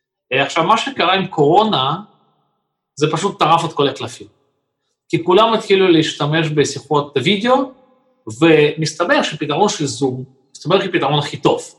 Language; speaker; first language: Hebrew; non-native, fluent; Russian